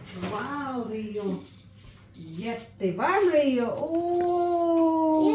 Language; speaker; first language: Swedish; non-native, fluent; Cebuano